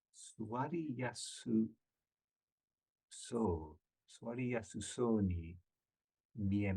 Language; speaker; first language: Japanese; non-native, learner; English